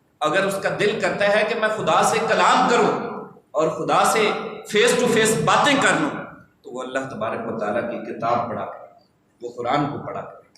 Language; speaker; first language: Urdu; non-native, local second language; Punjabi